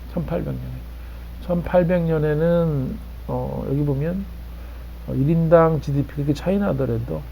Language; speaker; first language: Korean; native; Korean